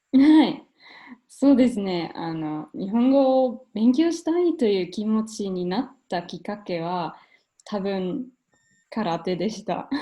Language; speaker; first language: Japanese; non-native, fluent; German